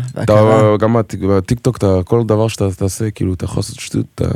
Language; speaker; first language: Hebrew; non-native, local second language; French